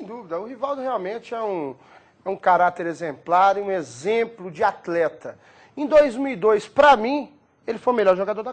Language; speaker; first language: Portuguese; native; Portuguese